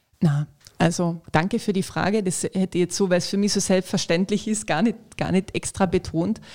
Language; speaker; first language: German; native; German